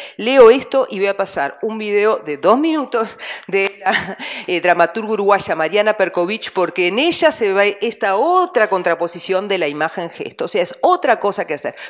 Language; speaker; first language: Spanish; native; Spanish